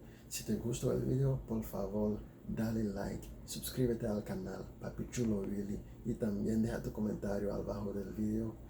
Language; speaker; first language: Spanish; non-native, fluent; Haitian Creole